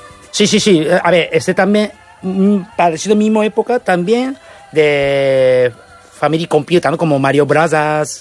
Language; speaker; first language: Spanish; non-native, learner; Japanese